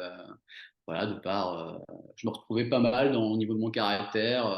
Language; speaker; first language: French; native; French